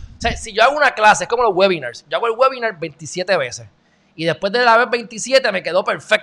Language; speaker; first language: Spanish; native; Spanish